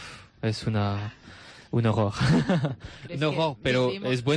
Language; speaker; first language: Spanish; non-native, learner; French